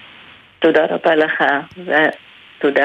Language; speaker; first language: Hebrew; non-native, local second language; Arabic